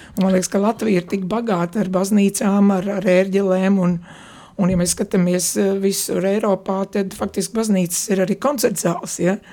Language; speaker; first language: Latvian; native; Latvian